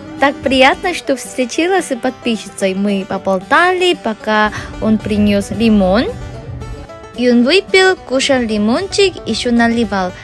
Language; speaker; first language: Russian; non-native, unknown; Korean